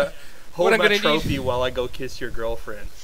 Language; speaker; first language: English; native; English